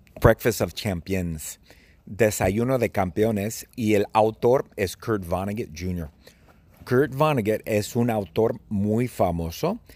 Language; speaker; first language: Spanish; non-native, fluent; English